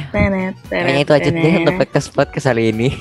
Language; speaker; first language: Indonesian; native; Indonesian